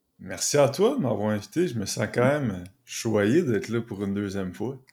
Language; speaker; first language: French; native; French